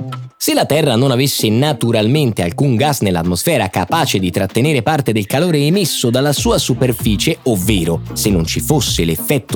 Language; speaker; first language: Italian; native; Italian